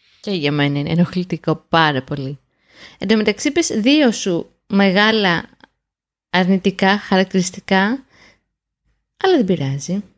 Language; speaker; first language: Greek; native; Greek